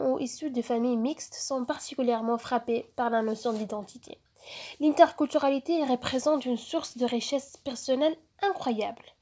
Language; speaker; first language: French; non-native, fluent; Italian